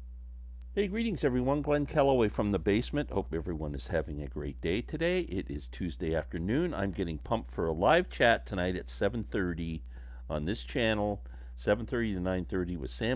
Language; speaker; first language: English; native; English